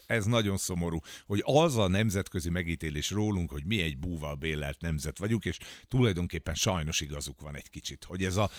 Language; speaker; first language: Hungarian; native; Hungarian